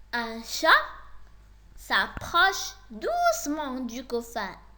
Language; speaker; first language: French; non-native, local second language; Arabic